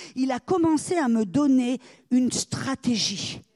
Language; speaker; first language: French; native; French